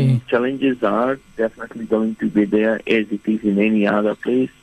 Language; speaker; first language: English; non-native, fluent; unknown